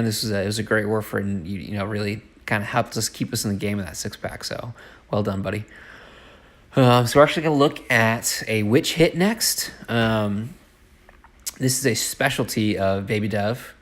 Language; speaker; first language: English; native; English